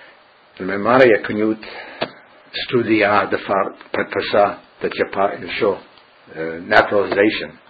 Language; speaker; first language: Italian; early bilingual, heritage; Friulian